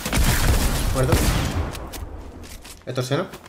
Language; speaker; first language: Spanish; native; Spanish